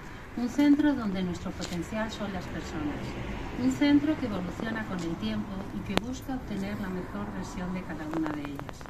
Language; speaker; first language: Spanish; native; Spanish